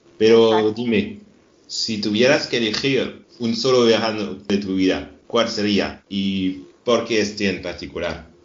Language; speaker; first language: Spanish; non-native, fluent; French